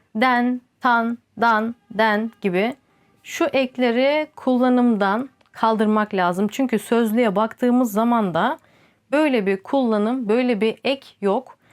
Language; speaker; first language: Turkish; native; Turkish